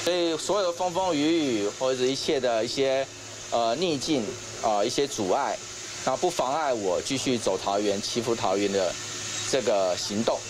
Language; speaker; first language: Chinese; native; Chinese